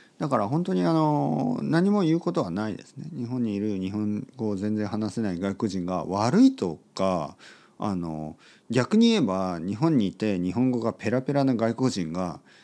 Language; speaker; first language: Japanese; native; Japanese